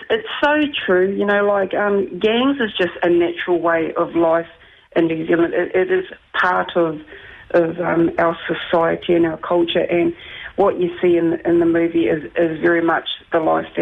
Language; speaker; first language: English; native; English